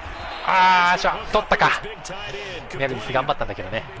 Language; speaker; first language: Japanese; native; Japanese